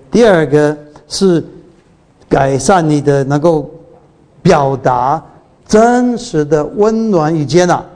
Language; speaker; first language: Chinese; early bilingual, heritage; Chinese